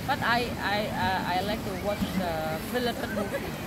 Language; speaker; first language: English; non-native, learner; Indonesian